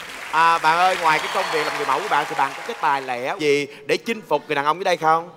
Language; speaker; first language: Vietnamese; native; Vietnamese